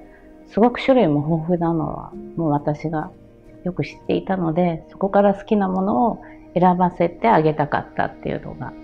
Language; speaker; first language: Japanese; native; Japanese